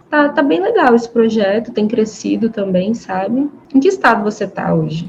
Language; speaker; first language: Portuguese; native; Portuguese